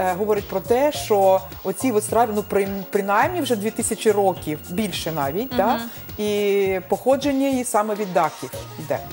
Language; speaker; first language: Ukrainian; non-native, local second language; Romanian